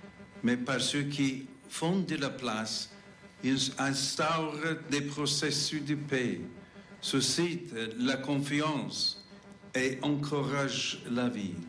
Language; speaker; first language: French; non-native, fluent; English